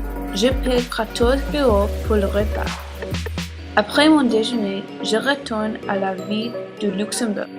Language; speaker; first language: French; non-native, learner; English